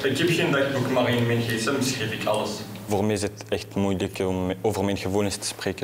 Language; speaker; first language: Dutch; early bilingual, other home language; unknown